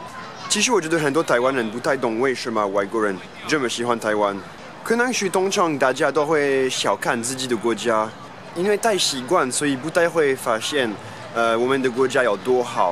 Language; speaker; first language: Chinese; non-native, fluent; French